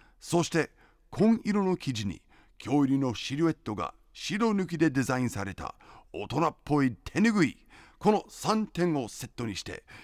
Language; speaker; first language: Japanese; non-native, fluent; English